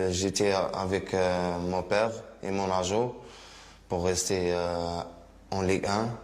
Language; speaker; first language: French; non-native, learner; Arabic